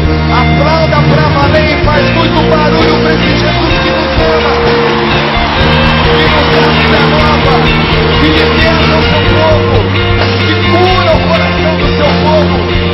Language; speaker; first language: Portuguese; native; Portuguese